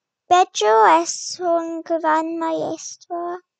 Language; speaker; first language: Spanish; non-native, learner; English